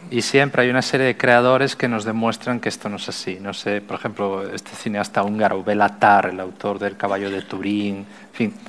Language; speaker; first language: Spanish; native; Spanish